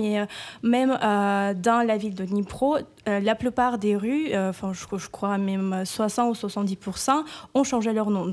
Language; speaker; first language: French; non-native, fluent; Ukrainian